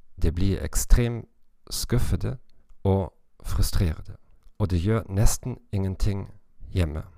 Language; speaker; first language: Norwegian; non-native, learner; German